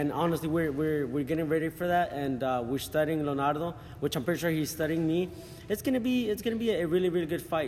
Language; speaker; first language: English; early bilingual, other home language; Spanish